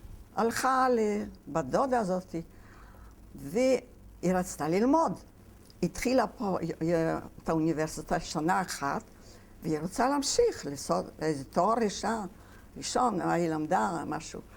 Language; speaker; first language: Hebrew; non-native, fluent; Yiddish